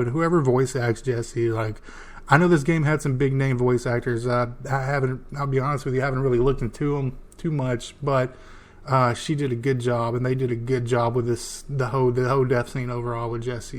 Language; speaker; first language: English; native; English